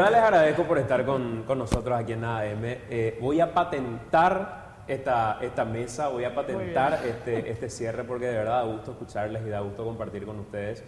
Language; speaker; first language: Spanish; native; Spanish